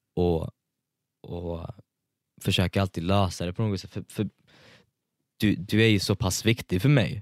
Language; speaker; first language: Swedish; early bilingual, other home language; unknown